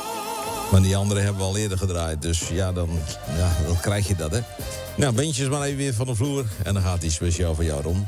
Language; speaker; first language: Dutch; native; Dutch